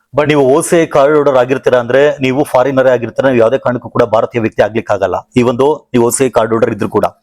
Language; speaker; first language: Kannada; native; Kannada